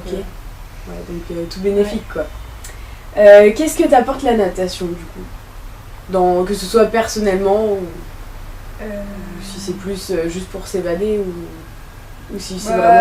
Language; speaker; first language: French; native; French